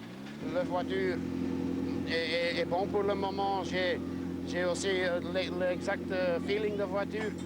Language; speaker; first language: French; non-native, learner; Dutch